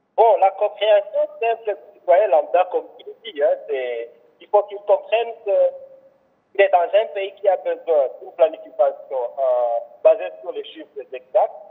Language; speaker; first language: French; non-native, local second language; Kinyarwanda